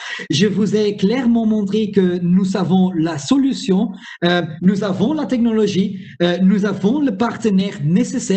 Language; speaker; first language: French; non-native, local second language; Dutch